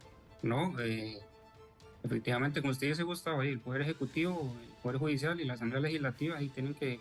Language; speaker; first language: Spanish; native; Spanish